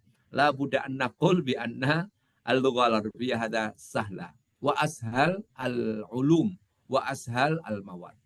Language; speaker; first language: Arabic; non-native, fluent; Indonesian